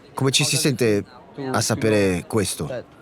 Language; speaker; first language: Italian; native; Italian